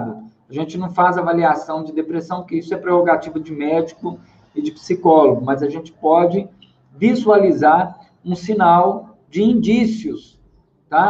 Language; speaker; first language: Portuguese; native; Portuguese